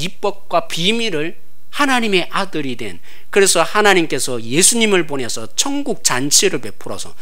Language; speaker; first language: Korean; native; Korean